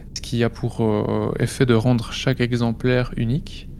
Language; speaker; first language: French; native; French